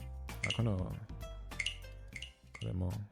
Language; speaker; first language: Japanese; non-native, learner; German